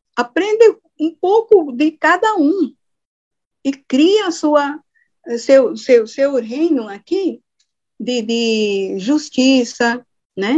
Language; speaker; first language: Portuguese; non-native, fluent; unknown